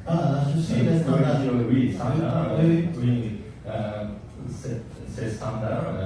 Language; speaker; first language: French; non-native, learner; Japanese